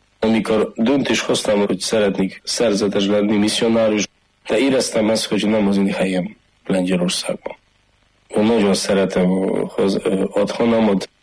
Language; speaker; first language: Hungarian; non-native, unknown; Polish